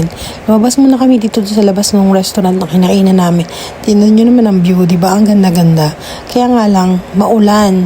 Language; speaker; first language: Filipino; native; Filipino